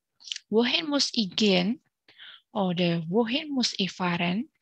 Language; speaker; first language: German; non-native, learner; Indonesian